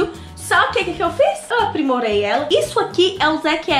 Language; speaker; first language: Portuguese; native; Portuguese